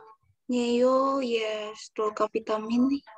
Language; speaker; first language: Russian; non-native, learner; Indonesian